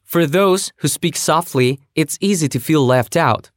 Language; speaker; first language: English; non-native, fluent; Russian